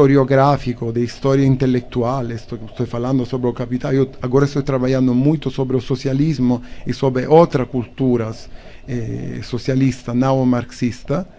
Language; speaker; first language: Portuguese; non-native, learner; Italian